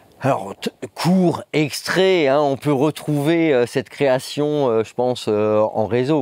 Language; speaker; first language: French; native; French